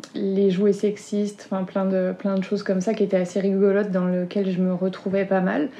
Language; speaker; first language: French; native; French